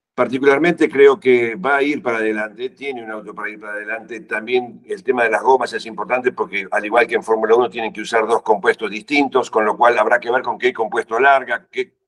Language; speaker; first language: Spanish; native; Spanish